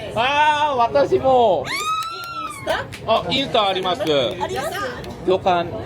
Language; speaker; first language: Japanese; non-native, learner; Korean